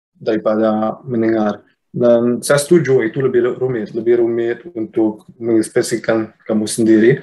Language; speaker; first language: Indonesian; non-native, fluent; Luxembourgish